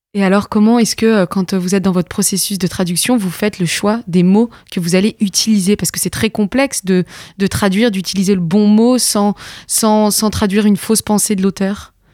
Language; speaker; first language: French; native; French